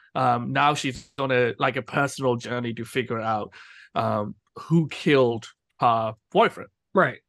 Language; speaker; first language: English; non-native, fluent; Burmese